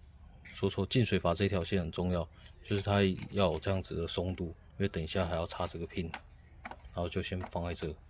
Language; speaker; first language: Chinese; native; Chinese